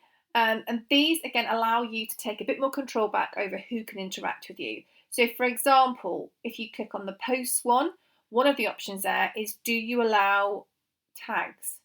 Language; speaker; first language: English; native; English